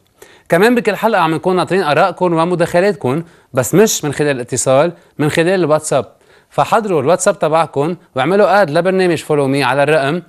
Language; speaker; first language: Arabic; native; Arabic